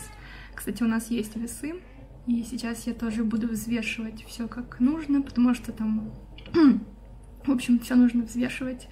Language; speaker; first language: Russian; native; Russian